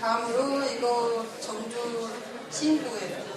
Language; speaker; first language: Korean; non-native, fluent; Chinese